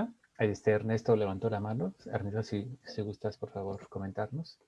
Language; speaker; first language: Spanish; native; Spanish